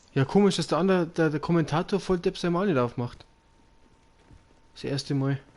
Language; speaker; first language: German; native; German